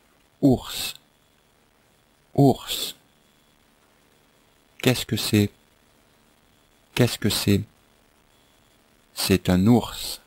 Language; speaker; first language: French; native; French